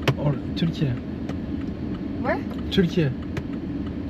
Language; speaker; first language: English; non-native, learner; Turkish